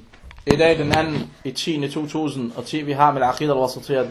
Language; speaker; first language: Danish; early bilingual, other home language; Arabic